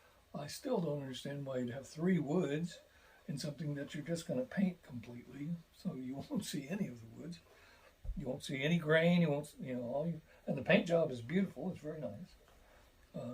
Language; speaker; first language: English; native; English